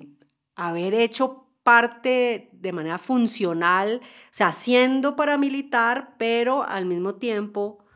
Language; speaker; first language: Spanish; native; Spanish